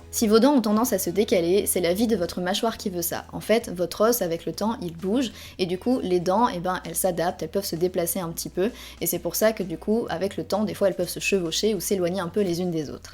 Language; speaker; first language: French; native; French